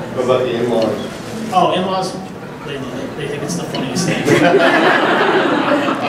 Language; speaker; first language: English; native; English